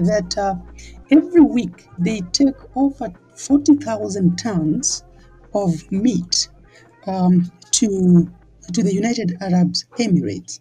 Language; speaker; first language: English; non-native, local second language; Luo (Kenya and Tanzania)